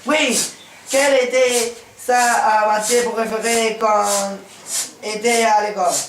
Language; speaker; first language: French; non-native, learner; Spanish